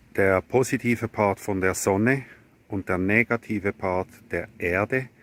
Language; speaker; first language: German; native; German